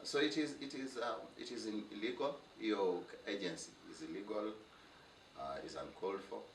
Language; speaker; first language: English; non-native, local second language; Luo (Kenya and Tanzania)